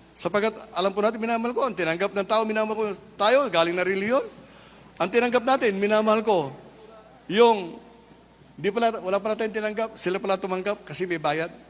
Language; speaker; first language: Filipino; non-native, local second language; Iloko